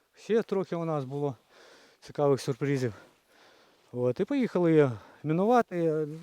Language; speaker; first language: Ukrainian; native; Ukrainian